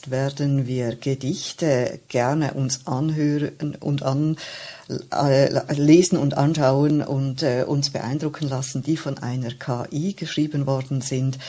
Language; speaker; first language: German; native; German